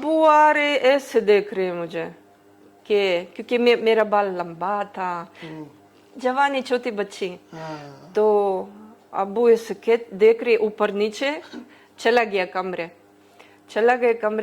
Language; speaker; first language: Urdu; early bilingual, heritage; Greek